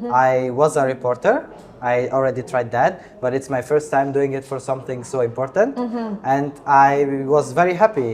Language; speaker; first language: English; non-native, fluent; Italian